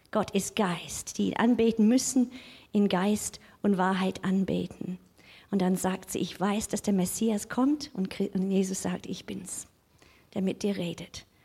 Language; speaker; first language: German; non-native, fluent; English